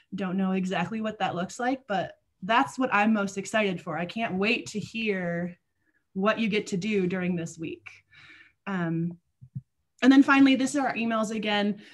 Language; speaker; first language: English; native; English